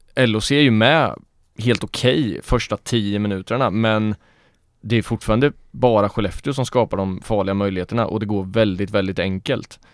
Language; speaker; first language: Swedish; native; Swedish